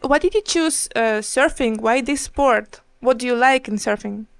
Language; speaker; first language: English; non-native, learner; Ukrainian